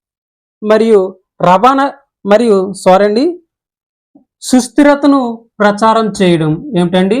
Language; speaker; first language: Telugu; native; Telugu